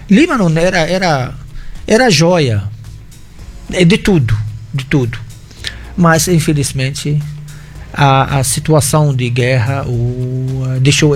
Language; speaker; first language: Portuguese; non-native, fluent; Arabic